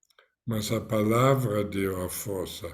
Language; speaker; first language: Portuguese; non-native, fluent; German